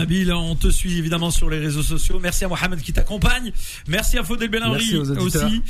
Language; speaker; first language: French; native; French